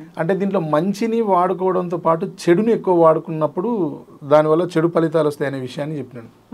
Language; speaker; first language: Telugu; native; Telugu